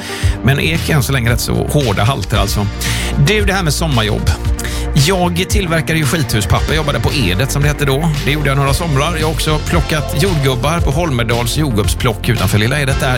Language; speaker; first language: Swedish; native; Swedish